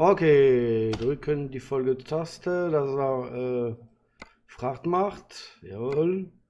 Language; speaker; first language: German; non-native, learner; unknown